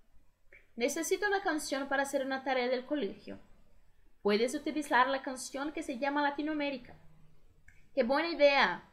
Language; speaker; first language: Spanish; non-native, fluent; Portuguese